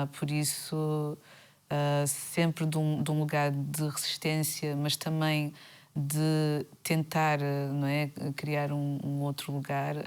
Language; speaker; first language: Portuguese; native; Portuguese